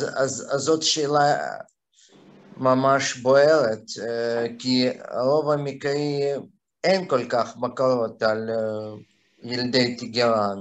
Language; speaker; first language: Hebrew; non-native, fluent; Russian